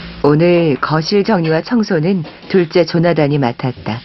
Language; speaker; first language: Korean; native; Korean